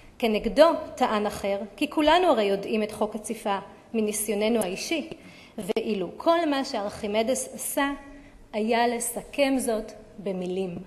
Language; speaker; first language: Hebrew; native; Hebrew